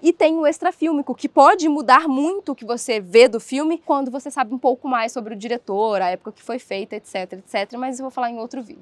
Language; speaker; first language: Portuguese; native; Portuguese